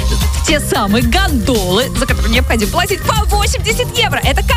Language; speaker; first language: Russian; native; Russian